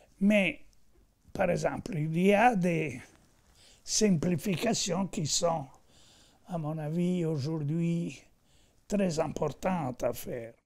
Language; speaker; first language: French; non-native, fluent; Italian